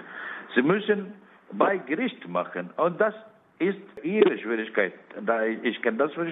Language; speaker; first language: German; non-native, learner; Arabic